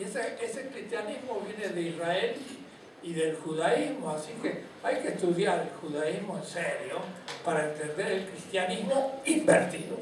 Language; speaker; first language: Spanish; native; Spanish